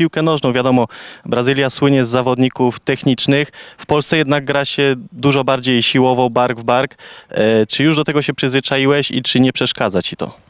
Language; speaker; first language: Polish; native; Polish